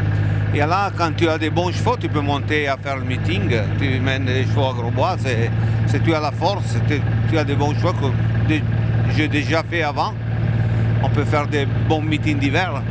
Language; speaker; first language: French; non-native, fluent; Italian